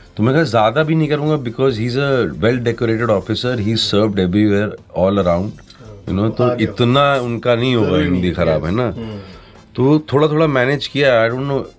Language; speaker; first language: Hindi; native; Hindi